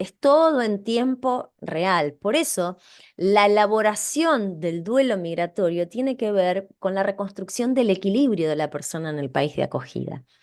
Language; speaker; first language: Spanish; native; Spanish